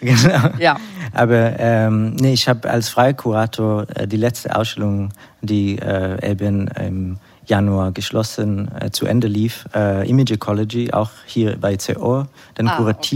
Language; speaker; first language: German; non-native, fluent; Hebrew